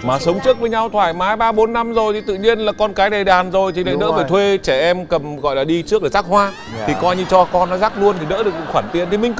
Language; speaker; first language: Vietnamese; native; Vietnamese